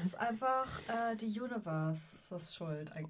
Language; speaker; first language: German; native; German